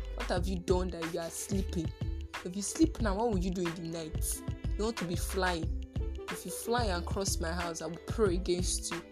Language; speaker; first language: English; non-native, local second language; Yoruba